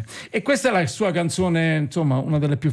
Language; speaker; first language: Italian; native; Italian